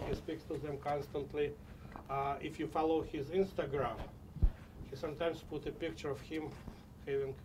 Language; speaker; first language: English; non-native, fluent; Russian